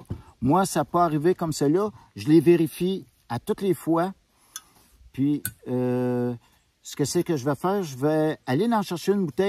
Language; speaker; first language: French; native; French